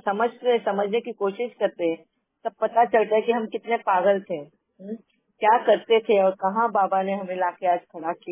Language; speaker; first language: Hindi; native; Hindi